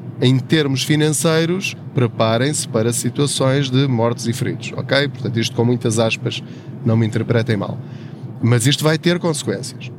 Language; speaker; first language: Portuguese; native; Portuguese